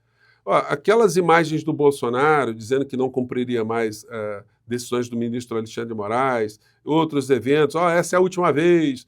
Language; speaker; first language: Portuguese; native; Portuguese